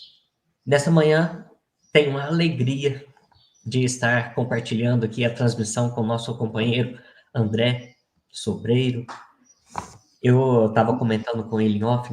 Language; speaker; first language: Portuguese; native; Portuguese